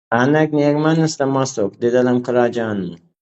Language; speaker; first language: Malay; native; Malay